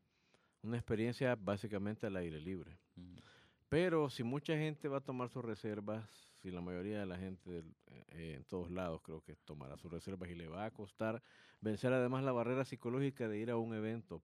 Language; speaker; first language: Spanish; native; Spanish